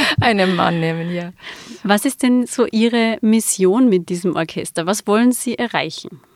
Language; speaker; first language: German; native; German